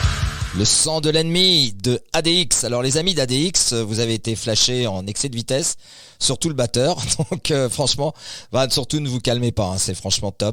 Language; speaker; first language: French; native; French